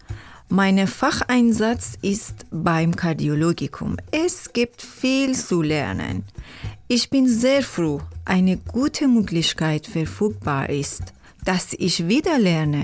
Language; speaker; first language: German; non-native, learner; Persian